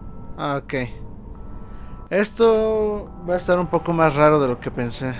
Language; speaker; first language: Spanish; native; Spanish